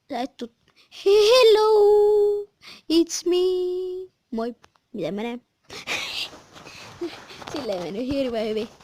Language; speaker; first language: Finnish; native; Finnish